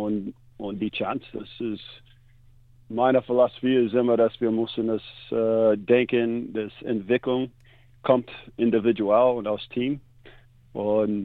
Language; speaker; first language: German; non-native, learner; English